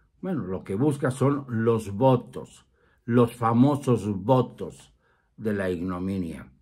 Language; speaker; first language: Spanish; native; Spanish